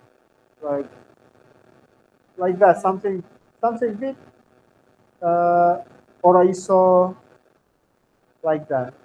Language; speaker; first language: English; non-native, fluent; Turkmen